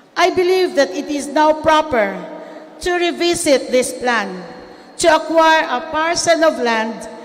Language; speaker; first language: English; non-native, local second language; Filipino